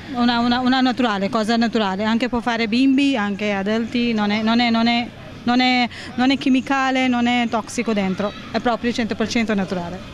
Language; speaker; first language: Italian; non-native, learner; Hindi